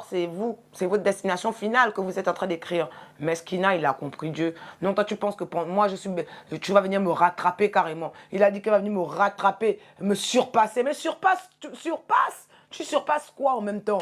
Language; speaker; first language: French; native; French